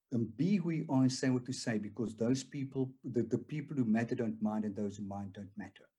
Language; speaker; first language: English; non-native, local second language; Afrikaans